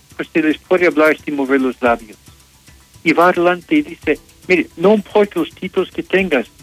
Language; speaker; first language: Spanish; non-native, fluent; English